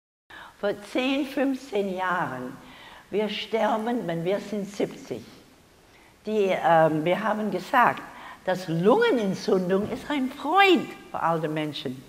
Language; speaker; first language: German; non-native, learner; English